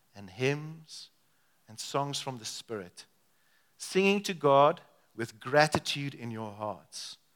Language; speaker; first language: English; non-native, local second language; Afrikaans